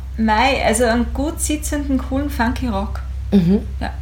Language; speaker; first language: German; native; German